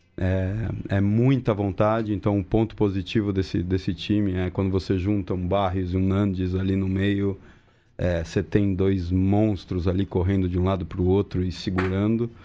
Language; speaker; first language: Portuguese; early bilingual, other home language; Spanish